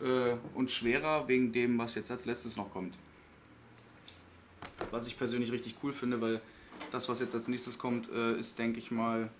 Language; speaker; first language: German; native; German